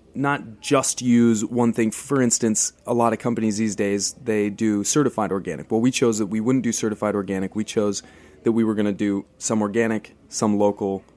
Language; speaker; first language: English; native; English